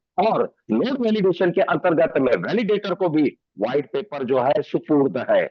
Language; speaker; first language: Hindi; native; Hindi